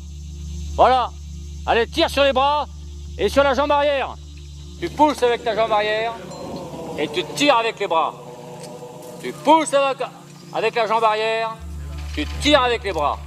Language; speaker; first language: French; native; French